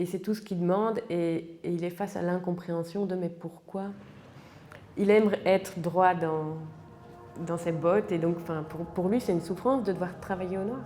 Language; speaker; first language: French; native; French